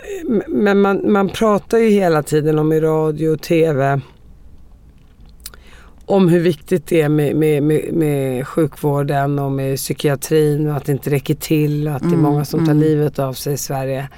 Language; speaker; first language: Swedish; native; Swedish